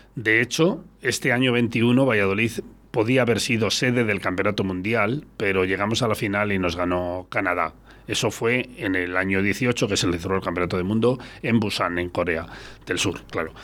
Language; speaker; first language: Spanish; native; Spanish